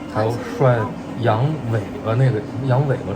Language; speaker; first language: Chinese; native; Chinese